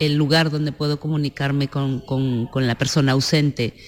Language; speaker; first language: Spanish; native; Spanish